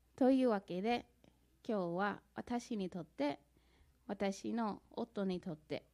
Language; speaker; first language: Japanese; non-native, fluent; English